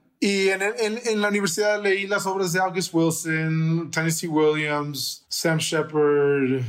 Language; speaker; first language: Spanish; early bilingual, heritage; Spanish